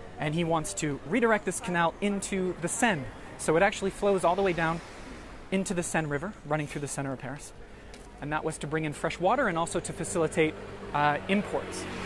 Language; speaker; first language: English; native; English